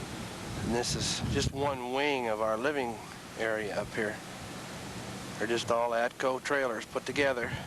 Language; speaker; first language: English; native; English